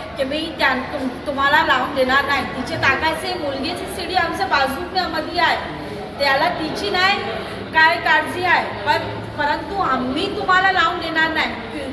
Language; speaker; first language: Marathi; non-native, local second language; Urdu